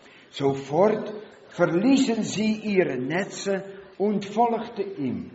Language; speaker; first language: German; non-native, learner; Dutch